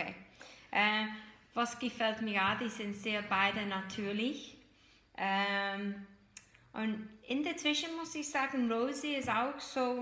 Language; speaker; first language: German; non-native, fluent; English